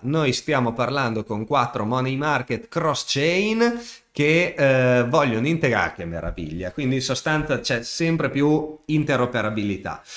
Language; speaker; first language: Italian; native; Italian